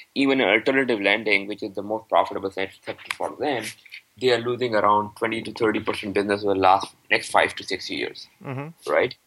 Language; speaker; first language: English; non-native, local second language; Urdu